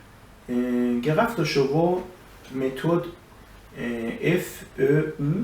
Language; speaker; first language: French; non-native, learner; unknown